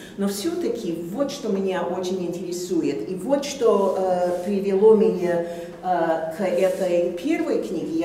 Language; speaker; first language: Russian; non-native, fluent; English